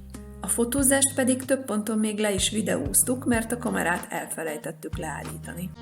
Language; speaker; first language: Hungarian; native; Hungarian